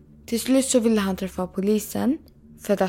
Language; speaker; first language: Swedish; early bilingual, other home language; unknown